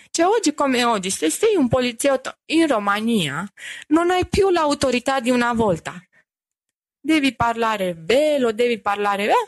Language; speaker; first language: Italian; non-native, fluent; Romanian